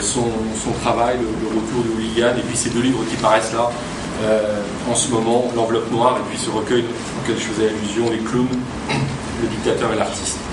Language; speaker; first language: French; native; French